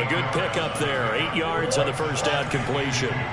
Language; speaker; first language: English; native; English